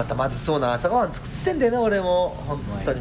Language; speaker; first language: Japanese; native; Japanese